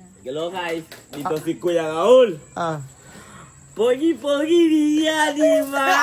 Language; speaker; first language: Filipino; non-native, learner; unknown